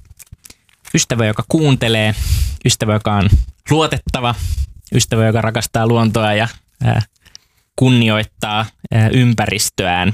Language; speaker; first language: Finnish; native; Finnish